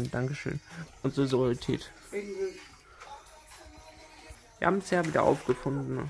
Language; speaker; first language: German; native; German